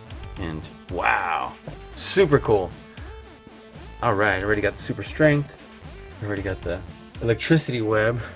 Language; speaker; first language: English; native; English